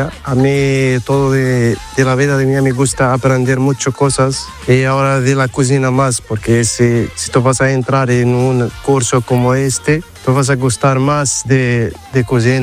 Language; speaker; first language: Spanish; non-native, learner; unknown